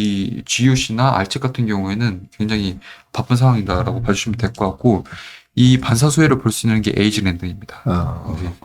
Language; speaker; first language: Korean; native; Korean